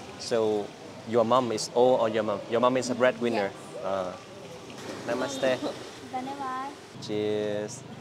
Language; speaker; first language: English; non-native, learner; Vietnamese